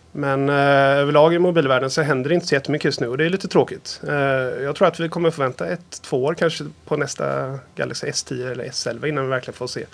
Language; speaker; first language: Swedish; native; Swedish